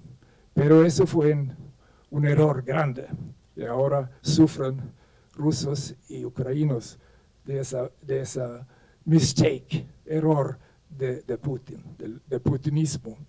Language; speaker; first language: Spanish; non-native, fluent; Swedish